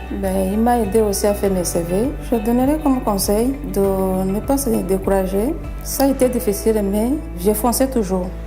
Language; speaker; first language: French; non-native, local second language; Kinyarwanda